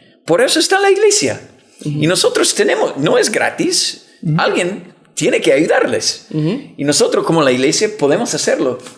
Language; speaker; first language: Spanish; non-native, fluent; English